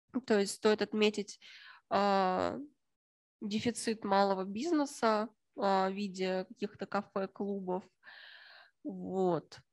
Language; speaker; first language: Russian; native; Russian